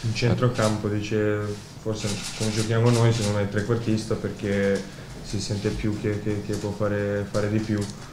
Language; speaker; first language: Italian; non-native, learner; Croatian